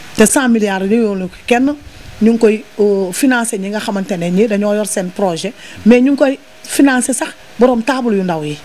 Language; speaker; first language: Wolof; native; Wolof